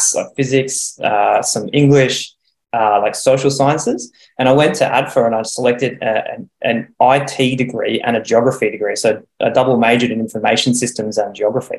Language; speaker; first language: English; native; English